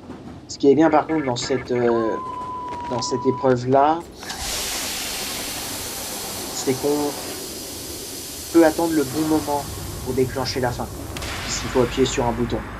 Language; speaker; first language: French; native; French